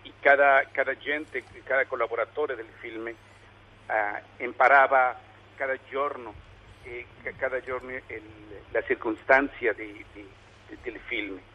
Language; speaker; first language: Italian; non-native, learner; Spanish